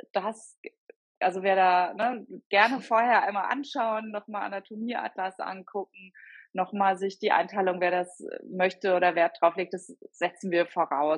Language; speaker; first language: German; native; German